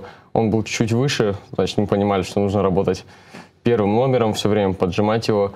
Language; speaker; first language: Russian; native; Russian